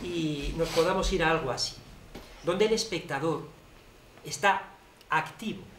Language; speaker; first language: Spanish; native; Spanish